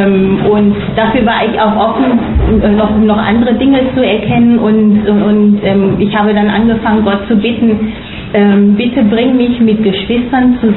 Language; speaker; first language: German; non-native, fluent; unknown